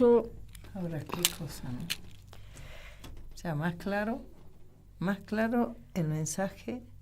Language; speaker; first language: Spanish; native; Spanish